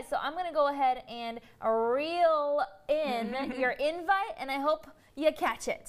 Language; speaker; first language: English; native; English